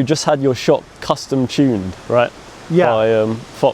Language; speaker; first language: English; native; English